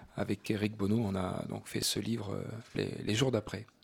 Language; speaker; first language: French; native; French